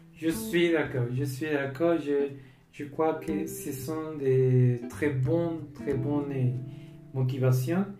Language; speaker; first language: French; non-native, learner; Spanish